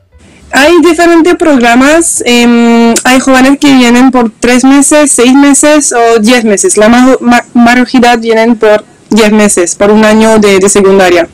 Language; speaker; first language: Spanish; non-native, learner; French